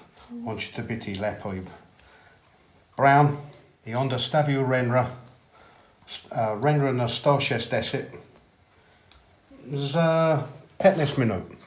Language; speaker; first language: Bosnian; non-native, learner; English